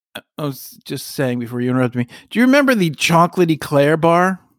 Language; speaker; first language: English; native; English